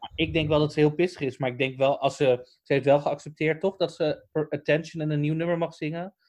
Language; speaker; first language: Dutch; native; Dutch